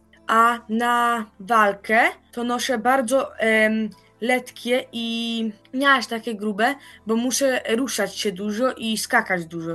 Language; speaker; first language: Polish; early bilingual, heritage; Polish